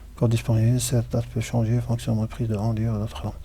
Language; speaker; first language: French; non-native, local second language; Arabic